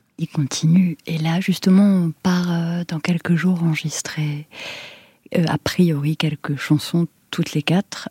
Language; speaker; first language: French; native; French